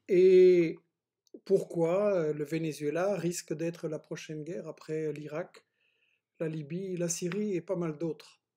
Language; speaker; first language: French; native; French